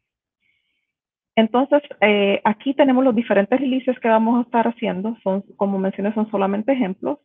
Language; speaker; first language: Spanish; native; Spanish